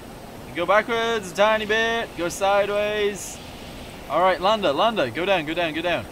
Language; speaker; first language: English; native; English